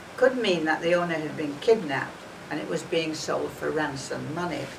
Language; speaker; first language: English; native; English